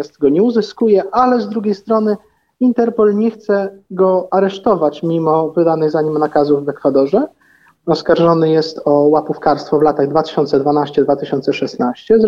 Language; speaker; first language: Polish; native; Polish